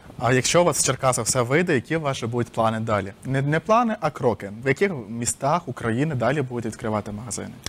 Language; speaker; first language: Ukrainian; native; Ukrainian